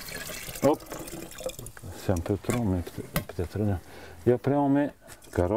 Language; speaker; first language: French; non-native, fluent; Bulgarian